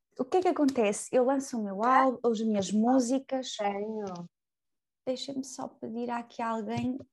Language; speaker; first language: Portuguese; native; Portuguese